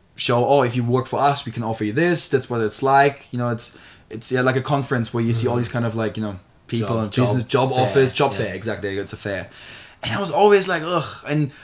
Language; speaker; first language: English; non-native, fluent; German